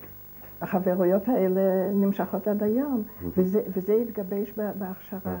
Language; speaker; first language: Hebrew; non-native, fluent; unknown